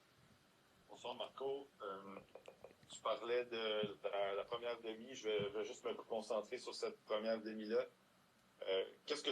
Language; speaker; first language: French; native; French